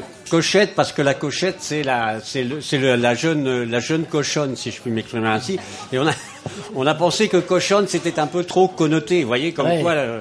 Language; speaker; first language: French; native; French